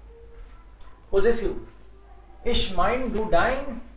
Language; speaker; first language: German; non-native, fluent; Hindi